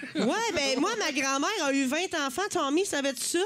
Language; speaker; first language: French; native; French